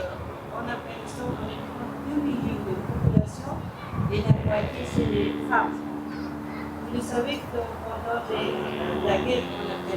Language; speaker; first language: French; non-native, learner; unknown